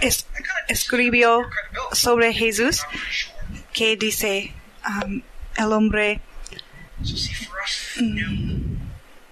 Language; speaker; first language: Spanish; non-native, learner; English